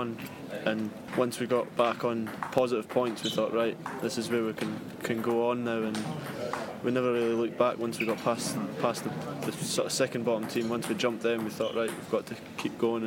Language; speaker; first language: English; native; English